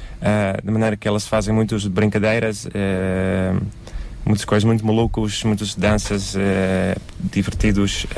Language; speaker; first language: Portuguese; non-native, learner; Dutch